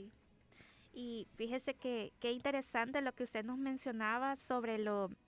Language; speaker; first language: Spanish; native; Spanish